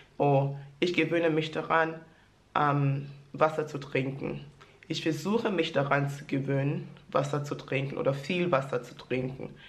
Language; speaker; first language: German; non-native, fluent; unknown